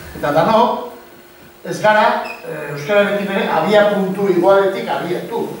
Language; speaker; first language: Basque; native; Basque